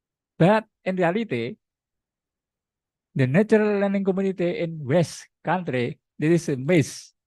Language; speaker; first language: English; non-native, learner; Indonesian